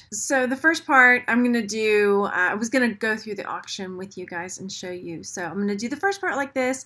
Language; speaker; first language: English; native; English